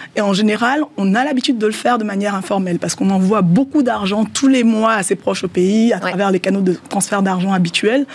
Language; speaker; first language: French; non-native, local second language; Yoruba